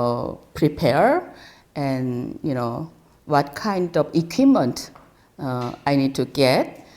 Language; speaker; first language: English; non-native, fluent; Korean